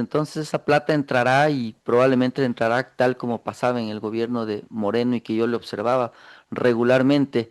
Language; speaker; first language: Spanish; native; Spanish